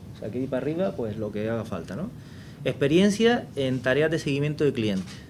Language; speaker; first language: Spanish; native; Spanish